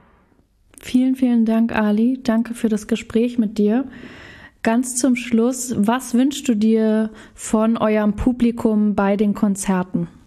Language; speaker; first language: German; native; German